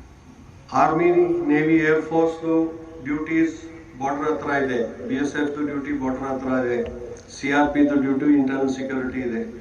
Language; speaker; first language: Kannada; non-native, fluent; Hindi